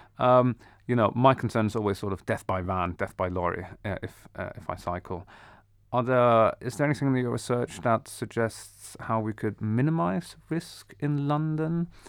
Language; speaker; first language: English; non-native, fluent; Dutch